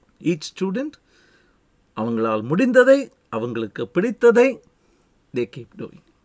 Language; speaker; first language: English; non-native, local second language; Tamil